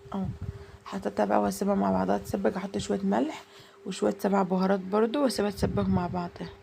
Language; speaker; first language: Arabic; native; Arabic